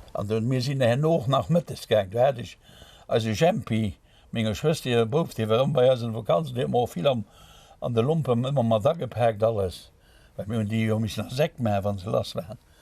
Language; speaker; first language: Luxembourgish; native; Luxembourgish